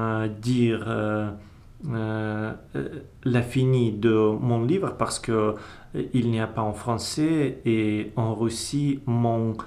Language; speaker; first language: French; non-native, learner; Russian